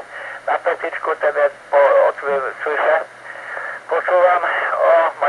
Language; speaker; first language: Polish; native; Polish